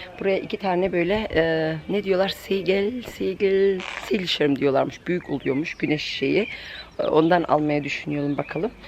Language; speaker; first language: Turkish; early bilingual, heritage; Turkish